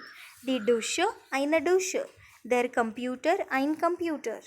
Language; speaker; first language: German; non-native, fluent; Marathi